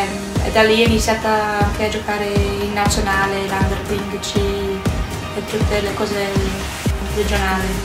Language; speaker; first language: Italian; non-native, learner; English